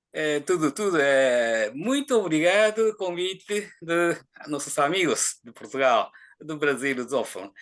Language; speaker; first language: Portuguese; non-native, fluent; Japanese